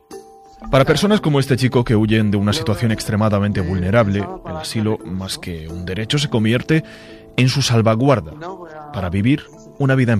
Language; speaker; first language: Spanish; native; Spanish